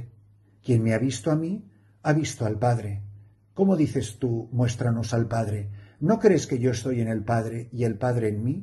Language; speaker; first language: Spanish; native; Spanish